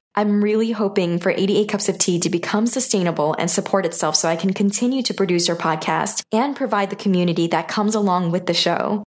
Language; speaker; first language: English; native; English